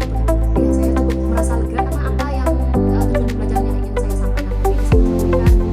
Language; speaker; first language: Indonesian; native; Indonesian